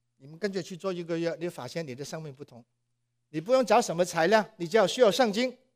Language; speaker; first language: Chinese; non-native, local second language; Cantonese